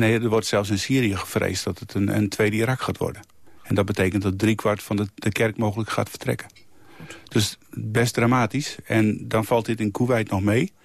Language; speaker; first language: Dutch; native; Dutch